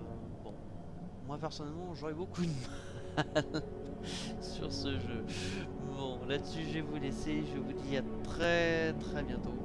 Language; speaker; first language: French; native; French